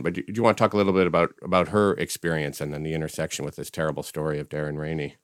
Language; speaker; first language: English; native; English